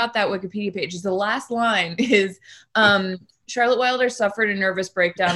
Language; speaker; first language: English; native; English